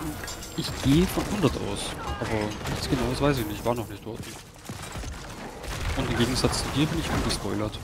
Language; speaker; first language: German; native; German